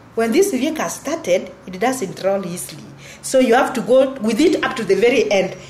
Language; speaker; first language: English; non-native, local second language; Gusii